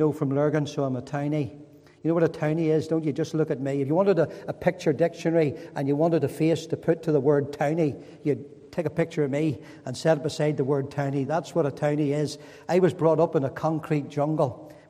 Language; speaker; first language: English; native; English